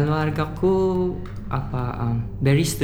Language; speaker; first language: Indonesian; non-native, learner; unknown